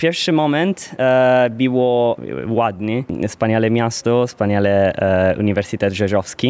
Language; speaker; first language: Polish; non-native, learner; Italian